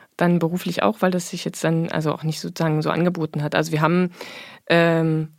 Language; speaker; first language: German; native; German